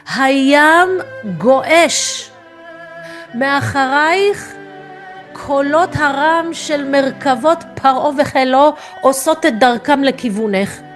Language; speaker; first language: Hebrew; non-native, fluent; English